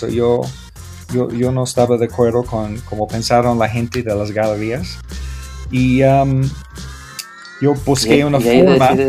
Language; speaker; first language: Spanish; non-native, learner; English